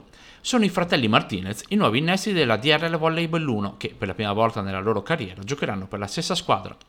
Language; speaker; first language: Italian; native; Italian